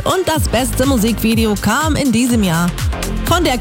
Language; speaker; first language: German; native; German